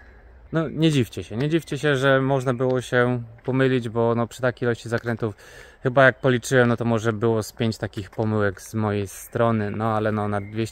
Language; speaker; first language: Polish; native; Polish